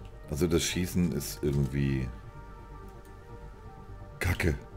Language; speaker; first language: German; native; German